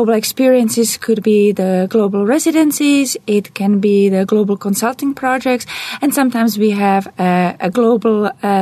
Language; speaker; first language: English; non-native, fluent; Czech